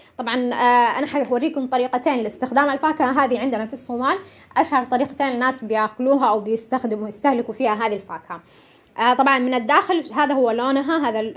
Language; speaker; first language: Arabic; non-native, local second language; Somali